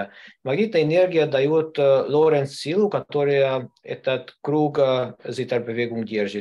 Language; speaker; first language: Russian; non-native, learner; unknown